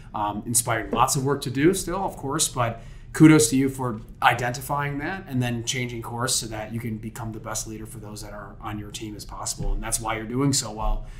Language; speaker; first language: English; native; English